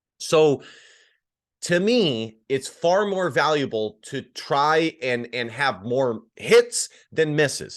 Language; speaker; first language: English; native; English